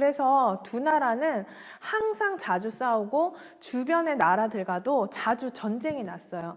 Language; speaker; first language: Korean; native; Korean